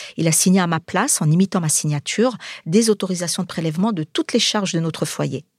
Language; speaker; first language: French; native; French